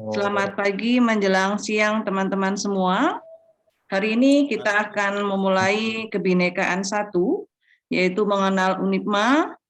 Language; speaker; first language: Indonesian; native; Indonesian